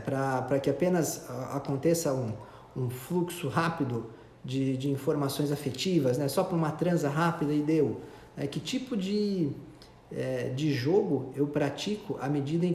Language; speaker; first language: Portuguese; native; Portuguese